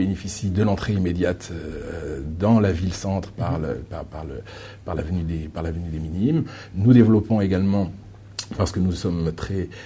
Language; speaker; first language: French; native; French